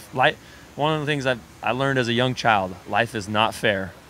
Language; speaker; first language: English; native; English